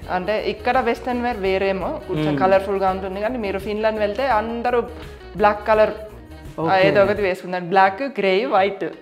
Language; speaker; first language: Telugu; non-native, fluent; Finnish